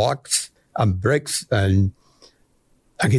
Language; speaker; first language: English; non-native, fluent; Spanish